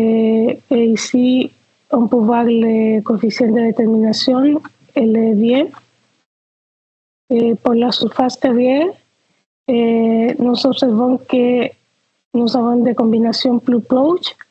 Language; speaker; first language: French; non-native, fluent; Spanish